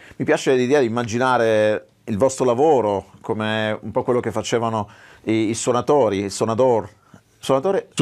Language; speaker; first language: Italian; native; Italian